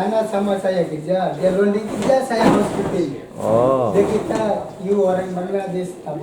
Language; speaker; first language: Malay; non-native, learner; Bangla